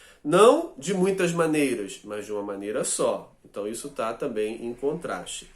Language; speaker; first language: Portuguese; native; Portuguese